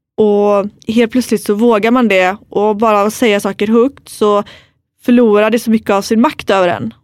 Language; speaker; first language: Swedish; native; Swedish